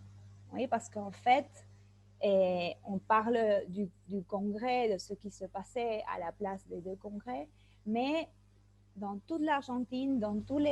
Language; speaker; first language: French; non-native, fluent; Spanish